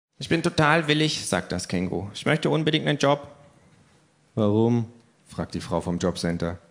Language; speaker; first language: German; native; German